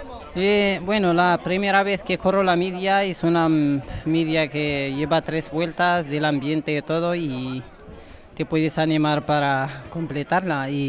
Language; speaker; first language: Spanish; non-native, learner; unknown